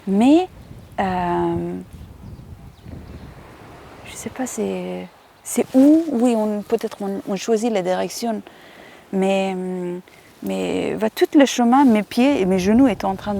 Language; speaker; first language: French; non-native, fluent; Persian